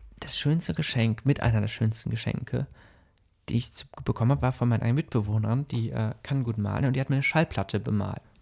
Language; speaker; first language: German; native; German